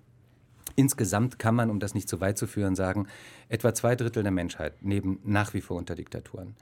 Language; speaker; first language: German; native; German